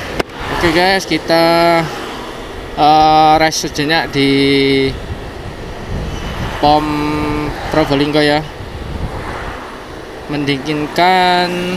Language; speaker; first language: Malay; non-native, local second language; Javanese